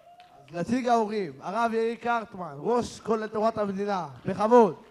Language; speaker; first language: Hebrew; native; Hebrew